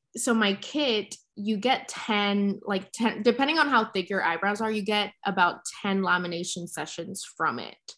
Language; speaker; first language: English; early bilingual, other home language; Spanish